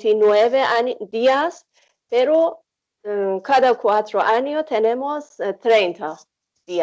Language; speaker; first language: Spanish; non-native, fluent; Persian